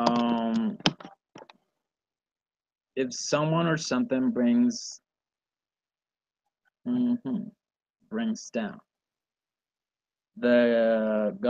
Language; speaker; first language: English; non-native, learner; Spanish